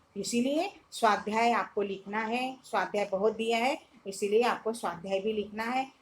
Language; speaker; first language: Hindi; non-native, local second language; Marathi